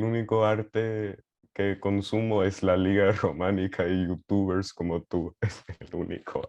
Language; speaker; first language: Spanish; early bilingual, heritage; Spanish